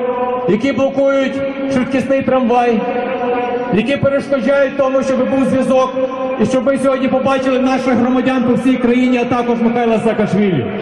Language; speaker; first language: Ukrainian; native; Ukrainian